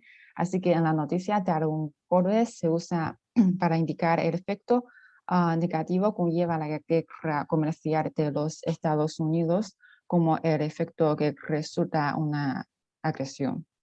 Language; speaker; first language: Spanish; non-native, fluent; Chinese